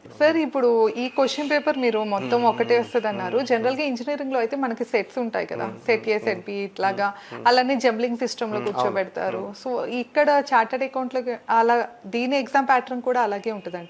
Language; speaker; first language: Telugu; native; Telugu